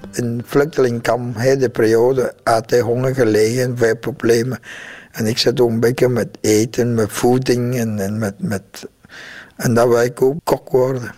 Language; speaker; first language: Dutch; non-native, fluent; Vietnamese